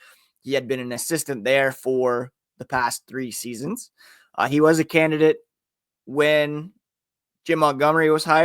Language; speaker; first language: English; native; English